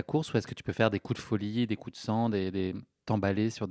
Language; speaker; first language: French; native; French